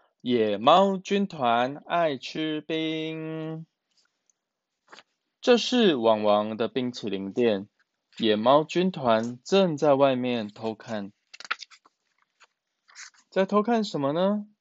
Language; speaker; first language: Chinese; native; Chinese